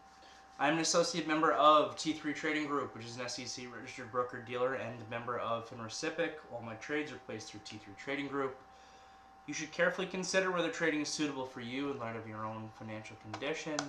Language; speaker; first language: English; native; English